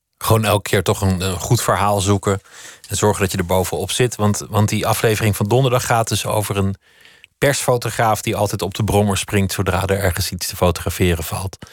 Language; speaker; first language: Dutch; native; Dutch